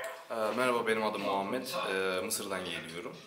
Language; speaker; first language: Turkish; non-native, learner; Arabic